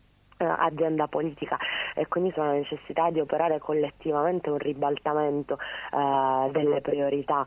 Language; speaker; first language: Italian; native; Italian